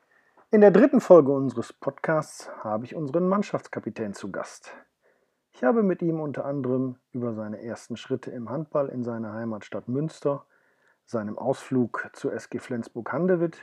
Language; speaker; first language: German; native; German